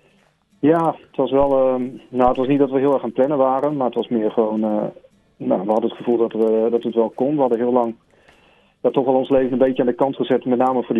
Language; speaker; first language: Dutch; native; Dutch